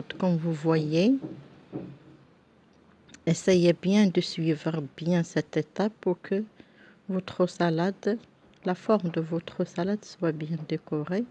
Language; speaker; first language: French; non-native, local second language; Arabic